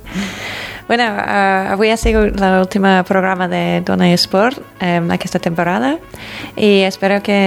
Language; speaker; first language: Catalan; non-native, fluent; English